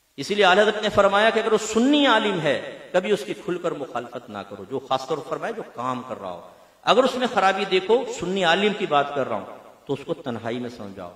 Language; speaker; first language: Urdu; native; Urdu